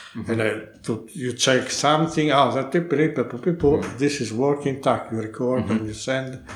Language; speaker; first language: English; non-native, learner; Italian